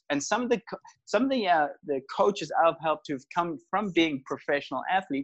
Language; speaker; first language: English; native; English